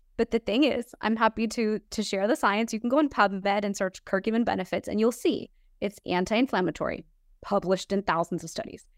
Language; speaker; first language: English; native; English